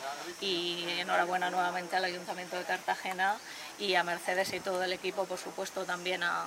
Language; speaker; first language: Spanish; native; Spanish